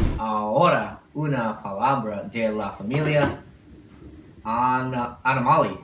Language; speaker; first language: Spanish; non-native, learner; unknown